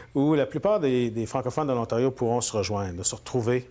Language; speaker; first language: French; native; French